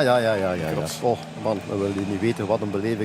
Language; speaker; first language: Dutch; native; Dutch